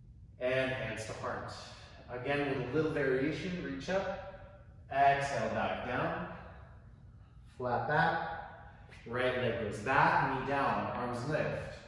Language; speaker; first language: English; native; English